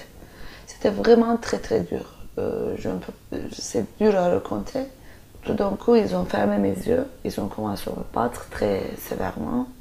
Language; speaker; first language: French; non-native, fluent; Turkish